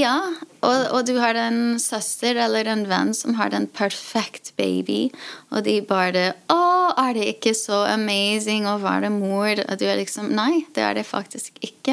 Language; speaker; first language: Norwegian; non-native, fluent; English